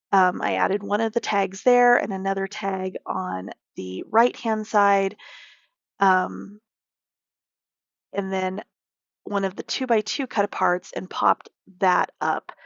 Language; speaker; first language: English; native; English